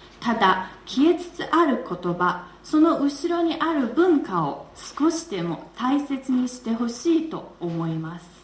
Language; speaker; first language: Japanese; non-native, fluent; Chinese